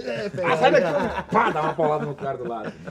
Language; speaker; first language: Portuguese; native; Portuguese